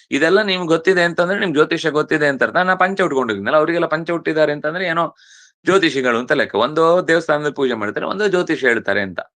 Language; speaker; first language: Kannada; non-native, local second language; Tulu